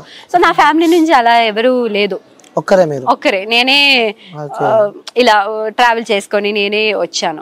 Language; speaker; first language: Telugu; non-native, fluent; Malayalam